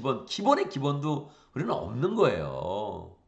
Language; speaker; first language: Korean; native; Korean